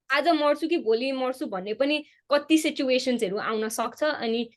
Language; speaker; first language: Nepali; early bilingual, heritage; Nepali